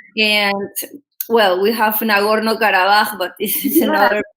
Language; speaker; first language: English; non-native, learner; Spanish